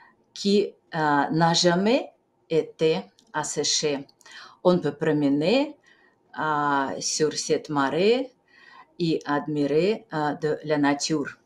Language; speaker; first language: French; non-native, fluent; Russian